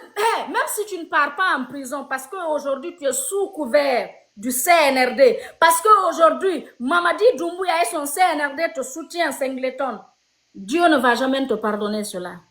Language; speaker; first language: French; non-native, local second language; Fula